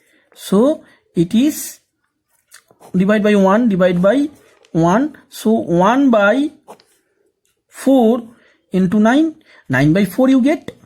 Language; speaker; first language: English; non-native, local second language; Bangla